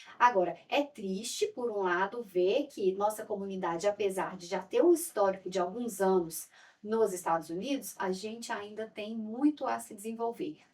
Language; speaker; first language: Portuguese; native; Portuguese